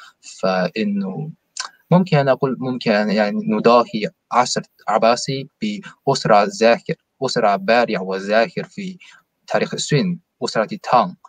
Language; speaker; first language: Arabic; non-native, fluent; Chinese